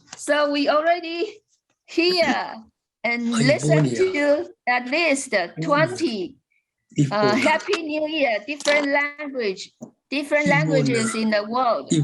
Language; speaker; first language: English; non-native, fluent; Chinese